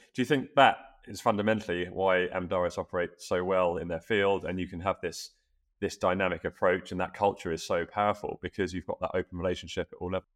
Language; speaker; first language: English; native; English